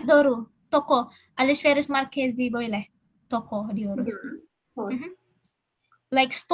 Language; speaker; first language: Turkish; non-native, learner; Indonesian